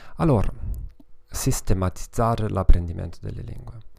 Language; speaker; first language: Italian; non-native, learner; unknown